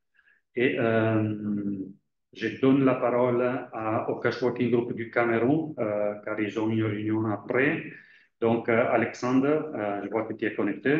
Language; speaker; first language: French; non-native, fluent; Italian